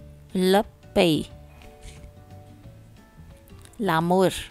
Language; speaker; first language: French; non-native, learner; Hindi